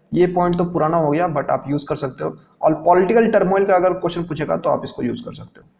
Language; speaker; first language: Hindi; native; Hindi